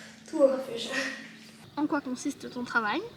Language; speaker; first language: French; native; French